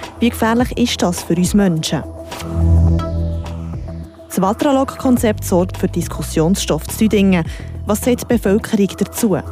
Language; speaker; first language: German; native; German